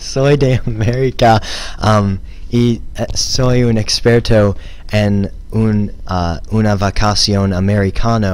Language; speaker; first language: Spanish; non-native, learner; English